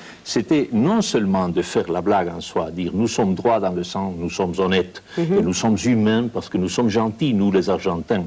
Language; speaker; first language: French; non-native, fluent; Spanish